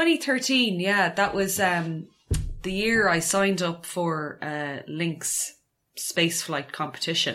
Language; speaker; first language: English; native; English